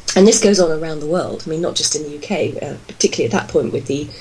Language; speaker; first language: English; native; English